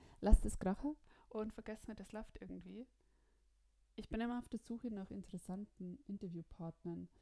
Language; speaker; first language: German; native; German